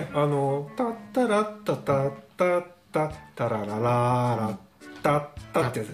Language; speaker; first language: Japanese; native; Japanese